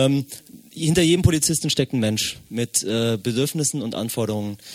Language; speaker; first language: German; native; German